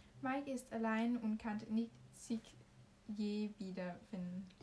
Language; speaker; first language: German; non-native, learner; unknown